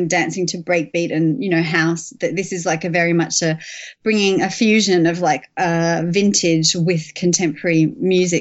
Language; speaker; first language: English; native; English